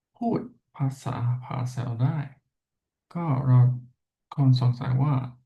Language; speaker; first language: Thai; non-native, learner; English